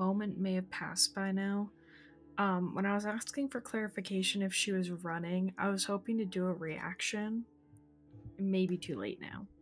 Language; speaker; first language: English; native; English